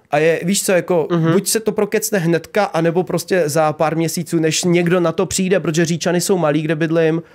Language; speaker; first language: Czech; early bilingual, other home language; Ukrainian